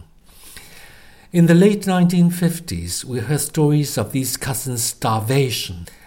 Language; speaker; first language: English; non-native, local second language; Cantonese